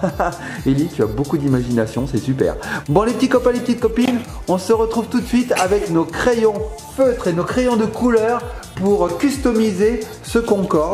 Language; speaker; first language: French; native; French